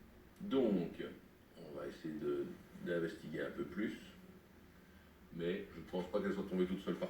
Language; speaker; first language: French; native; French